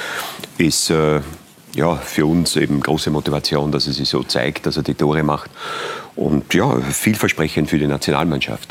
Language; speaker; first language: German; native; German